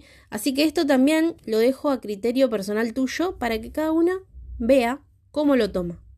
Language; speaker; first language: Spanish; native; Spanish